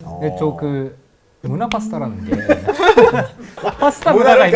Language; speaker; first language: Korean; non-native, fluent; Japanese